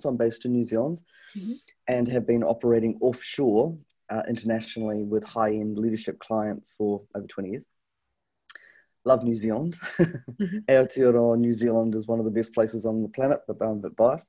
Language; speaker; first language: English; native; English